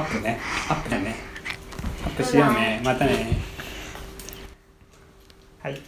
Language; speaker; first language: Japanese; native; Japanese